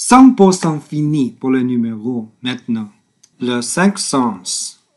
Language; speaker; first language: French; non-native, learner; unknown